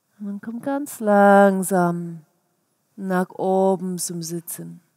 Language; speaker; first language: German; non-native, fluent; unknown